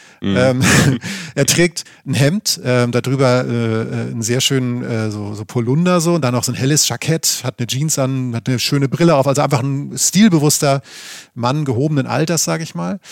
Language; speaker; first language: German; native; German